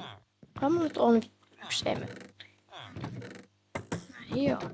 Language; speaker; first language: Finnish; native; Finnish